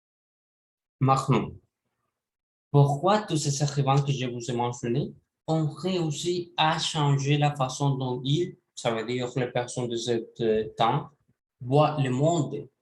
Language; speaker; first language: French; non-native, learner; Spanish